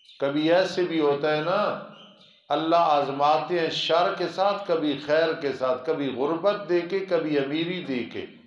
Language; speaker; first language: Urdu; non-native, local second language; Punjabi